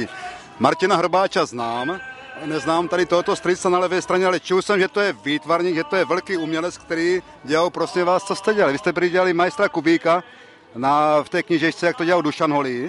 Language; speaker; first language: Czech; native; Czech